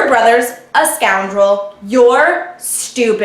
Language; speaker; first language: English; native; English